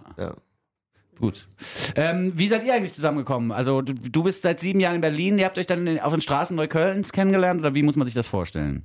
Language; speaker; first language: German; native; German